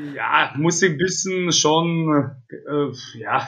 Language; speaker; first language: German; non-native, fluent; Russian